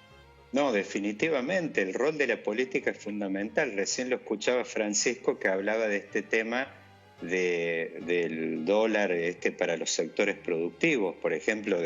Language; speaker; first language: Spanish; native; Spanish